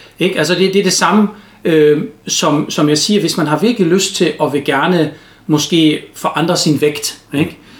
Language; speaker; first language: Danish; native; Danish